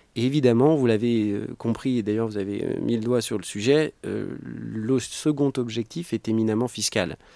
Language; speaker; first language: French; native; French